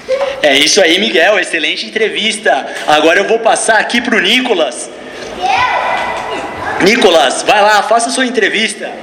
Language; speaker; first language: Portuguese; native; Portuguese